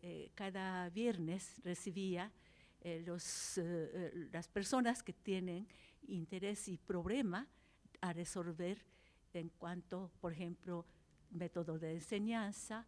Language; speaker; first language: Spanish; non-native, fluent; Japanese